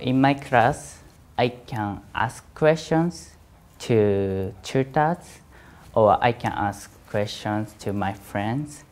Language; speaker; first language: English; non-native, learner; Japanese